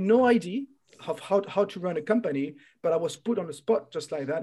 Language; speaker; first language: English; non-native, fluent; French